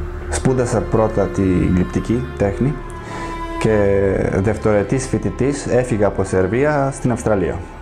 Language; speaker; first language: Greek; non-native, fluent; Serbian